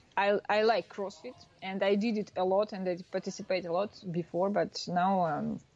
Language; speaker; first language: English; non-native, learner; Russian